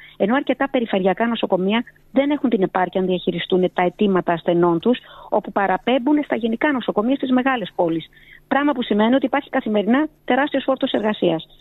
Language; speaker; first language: Greek; early bilingual, heritage; Greek